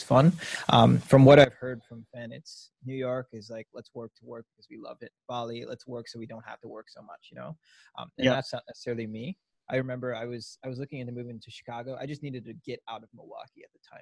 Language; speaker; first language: English; native; English